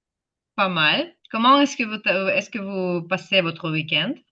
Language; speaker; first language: French; non-native, fluent; Ukrainian